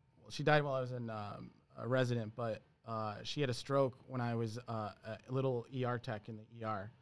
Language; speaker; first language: English; early bilingual, other home language; Spanish